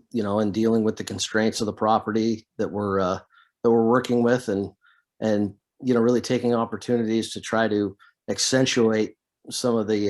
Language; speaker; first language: English; native; English